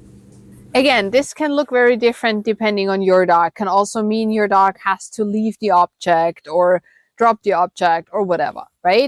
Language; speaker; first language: English; non-native, fluent; German